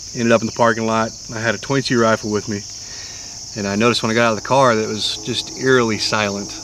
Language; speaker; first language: English; native; English